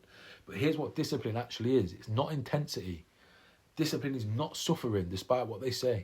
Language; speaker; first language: English; native; English